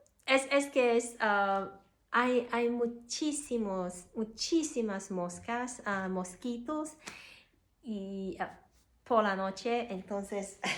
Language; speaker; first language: Spanish; non-native, learner; Cantonese